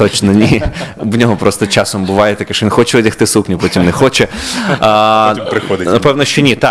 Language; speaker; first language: Ukrainian; native; Ukrainian